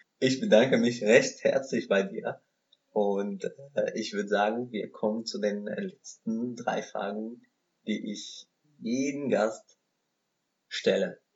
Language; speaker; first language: German; non-native, fluent; Arabic